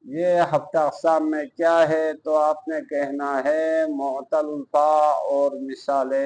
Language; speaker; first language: Urdu; non-native, local second language; Balti